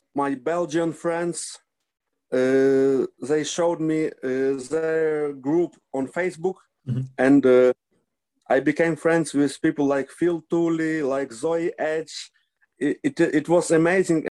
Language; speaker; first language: English; non-native, learner; Ukrainian